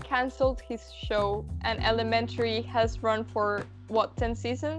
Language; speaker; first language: English; non-native, fluent; Spanish